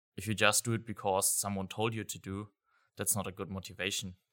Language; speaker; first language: English; non-native, fluent; German